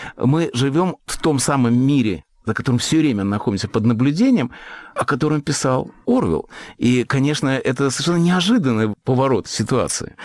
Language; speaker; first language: Russian; native; Russian